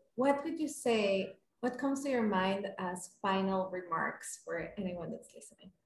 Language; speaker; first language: English; non-native, fluent; French